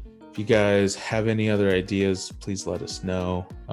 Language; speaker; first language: English; native; English